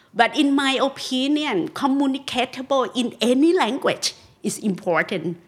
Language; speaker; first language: English; non-native, fluent; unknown